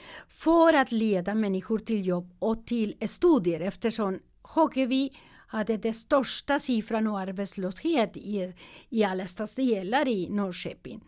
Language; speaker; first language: Swedish; non-native, learner; Spanish